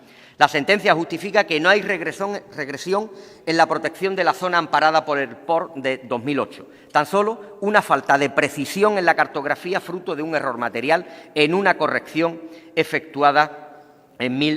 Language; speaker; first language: Spanish; native; Spanish